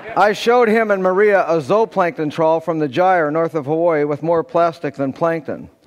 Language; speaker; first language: English; native; English